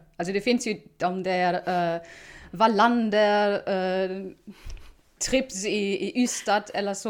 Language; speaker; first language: Swedish; non-native, fluent; German